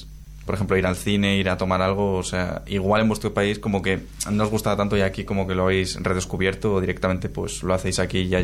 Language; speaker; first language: Spanish; native; Spanish